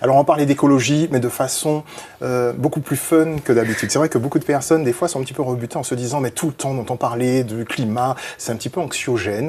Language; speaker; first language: French; native; French